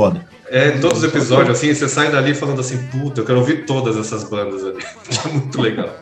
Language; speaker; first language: Portuguese; native; Portuguese